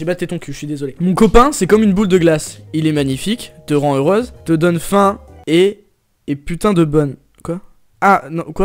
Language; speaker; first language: French; native; French